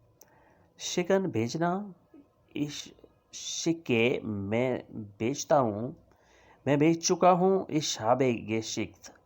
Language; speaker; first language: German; non-native, fluent; Urdu